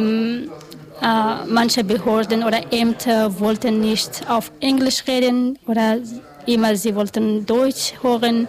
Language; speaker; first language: German; non-native, learner; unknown